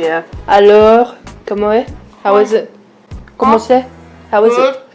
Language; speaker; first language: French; non-native, learner; English